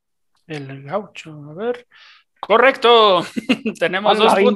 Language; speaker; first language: Spanish; native; Spanish